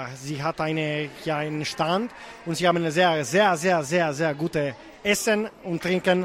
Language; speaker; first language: German; non-native, learner; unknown